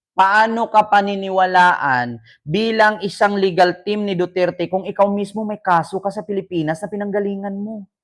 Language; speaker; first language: Filipino; native; Filipino